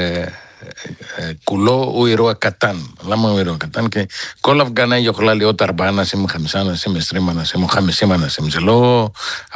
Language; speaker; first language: Hebrew; non-native, fluent; Greek